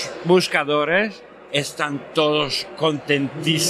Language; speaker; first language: Spanish; non-native, fluent; Italian